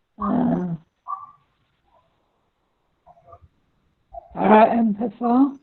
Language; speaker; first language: Spanish; non-native, learner; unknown